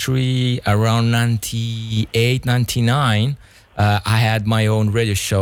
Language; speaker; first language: English; non-native, fluent; Italian